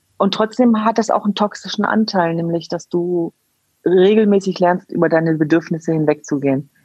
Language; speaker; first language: German; early bilingual, other home language; Kurdish